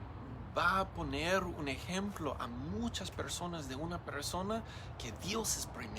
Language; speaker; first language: Spanish; non-native, learner; English